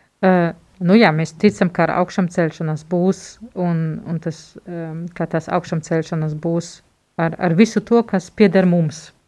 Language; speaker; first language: Latvian; non-native, fluent; German